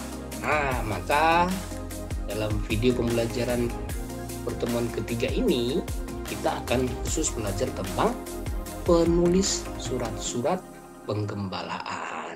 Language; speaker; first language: Indonesian; native; Indonesian